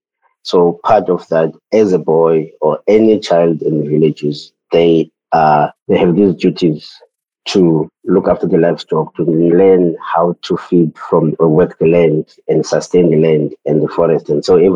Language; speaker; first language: English; non-native, local second language; Xhosa